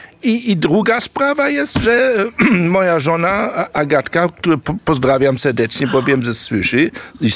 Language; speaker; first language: Polish; early bilingual, heritage; German